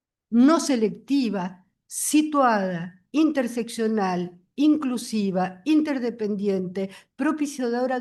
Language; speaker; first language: Spanish; native; Spanish